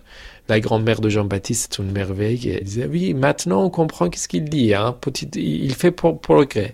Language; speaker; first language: French; non-native, fluent; Persian